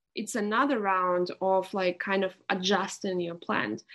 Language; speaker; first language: English; non-native, fluent; Russian